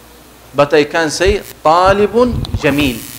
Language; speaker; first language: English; non-native, fluent; Arabic